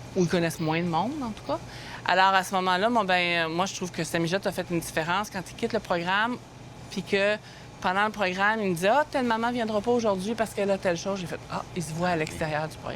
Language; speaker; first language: French; native; French